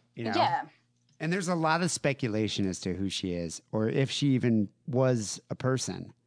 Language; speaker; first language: English; native; English